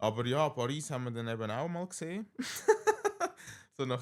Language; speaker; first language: German; native; German